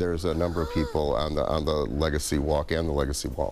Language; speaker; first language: English; native; English